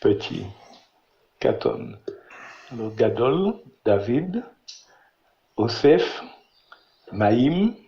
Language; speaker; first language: French; non-native, learner; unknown